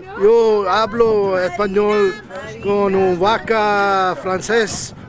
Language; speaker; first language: Spanish; non-native, learner; French